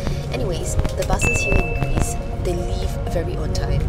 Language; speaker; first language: English; non-native, local second language; Chinese